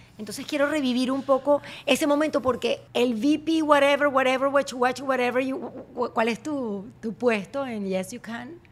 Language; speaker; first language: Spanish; native; Spanish